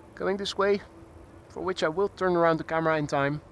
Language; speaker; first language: English; non-native, fluent; Dutch